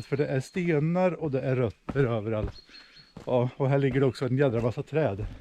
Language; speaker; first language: Swedish; native; Swedish